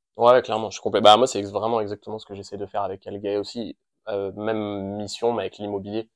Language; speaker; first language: French; native; French